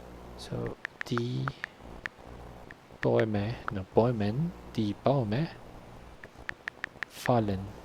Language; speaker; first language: German; non-native, learner; Spanish